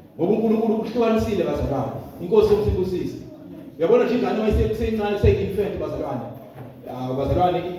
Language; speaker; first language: Zulu; native; Zulu